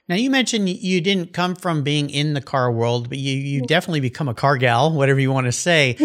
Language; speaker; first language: English; native; English